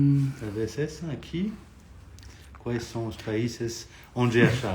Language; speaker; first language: Portuguese; non-native, fluent; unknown